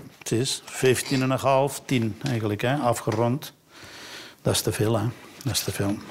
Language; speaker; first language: Dutch; non-native, fluent; Catalan